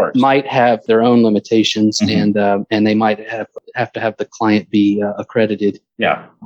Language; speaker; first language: English; native; English